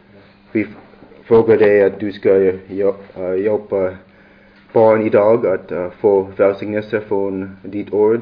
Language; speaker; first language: Swedish; non-native, learner; English